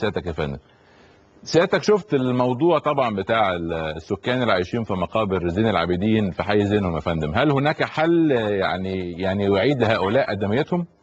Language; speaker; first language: Arabic; native; Arabic